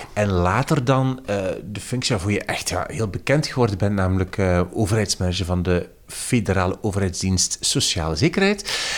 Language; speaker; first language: Dutch; native; Dutch